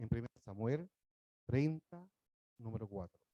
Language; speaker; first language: Spanish; native; Spanish